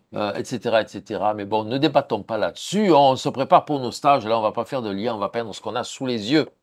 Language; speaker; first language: French; native; French